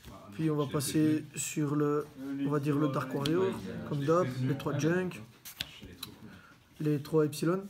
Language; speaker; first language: French; native; French